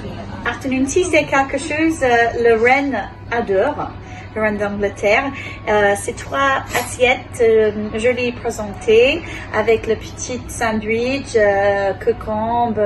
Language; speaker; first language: French; non-native, learner; English